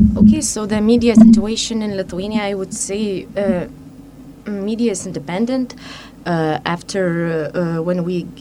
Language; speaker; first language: English; non-native, fluent; Lithuanian